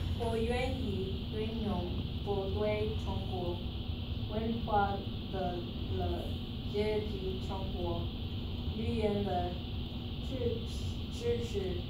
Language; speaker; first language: Chinese; non-native, learner; English